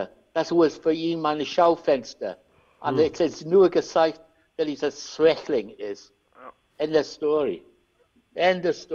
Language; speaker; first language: German; non-native, learner; English